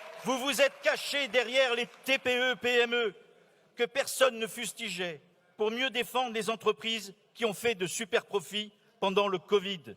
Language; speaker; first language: French; native; French